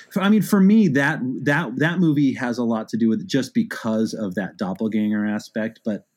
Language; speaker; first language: English; native; English